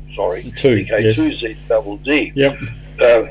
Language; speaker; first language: English; native; English